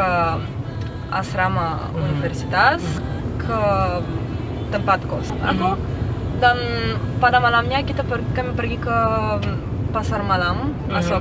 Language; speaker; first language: Indonesian; non-native, fluent; Bulgarian